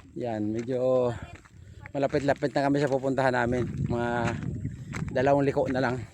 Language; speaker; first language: Filipino; non-native, local second language; Aklanon